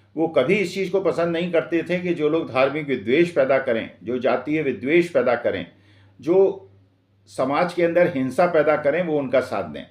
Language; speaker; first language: Hindi; native; Hindi